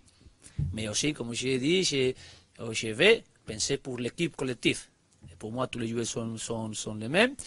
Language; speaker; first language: French; non-native, learner; Spanish